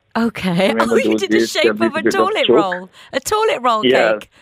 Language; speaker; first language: English; native; English